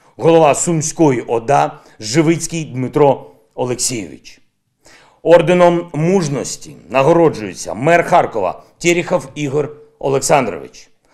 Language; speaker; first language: Ukrainian; non-native, local second language; Russian